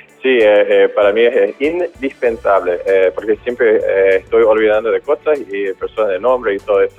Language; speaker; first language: Spanish; non-native, fluent; English